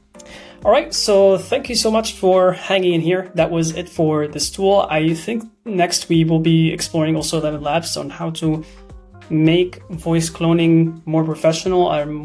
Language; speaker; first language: English; non-native, fluent; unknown